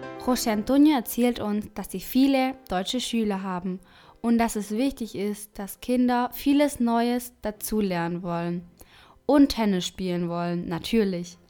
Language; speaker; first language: German; non-native, fluent; Spanish